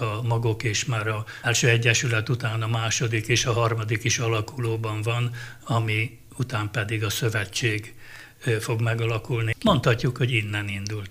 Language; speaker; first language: Hungarian; native; Hungarian